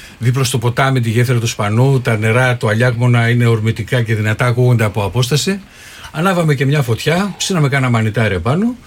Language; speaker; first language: Greek; native; Greek